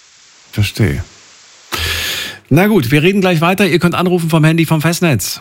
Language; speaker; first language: German; native; German